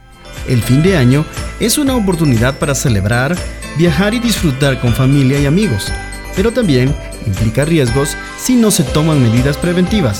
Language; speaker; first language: Spanish; native; Spanish